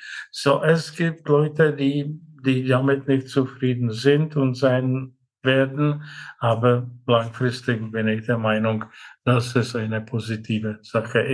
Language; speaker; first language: German; non-native, fluent; Czech